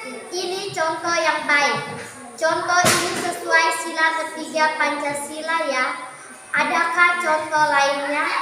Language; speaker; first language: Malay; non-native, local second language; Tetum